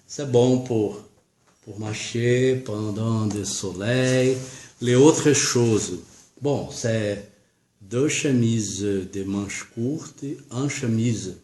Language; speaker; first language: French; non-native, learner; Portuguese